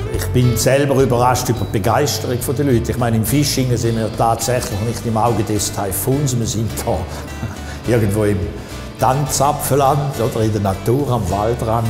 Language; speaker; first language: German; native; German